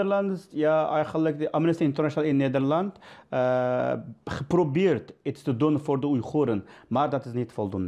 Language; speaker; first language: Dutch; non-native, learner; Uyghur